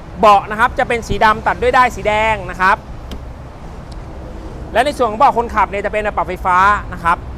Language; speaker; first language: Thai; native; Thai